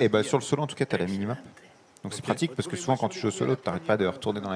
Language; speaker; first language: French; native; French